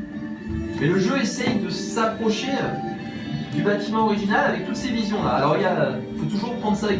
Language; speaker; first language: French; native; French